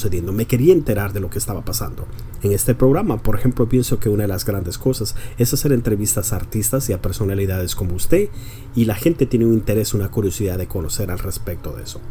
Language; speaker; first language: Spanish; early bilingual, heritage; Spanish